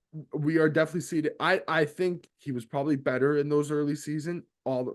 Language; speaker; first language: English; native; English